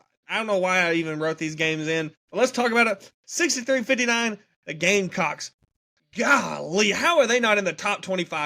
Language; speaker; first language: English; native; English